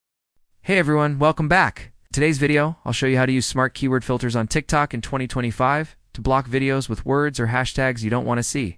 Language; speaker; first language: English; native; English